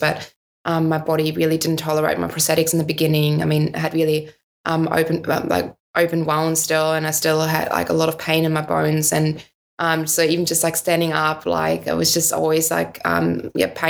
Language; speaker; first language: English; non-native, fluent; German